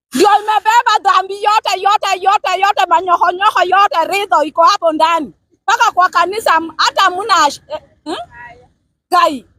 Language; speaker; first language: Swahili; non-native, local second language; Luo (Kenya and Tanzania)